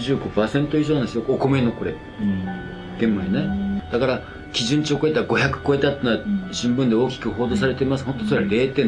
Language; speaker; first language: Japanese; native; Japanese